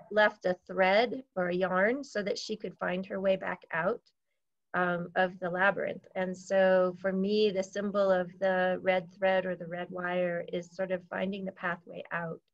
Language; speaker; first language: English; native; English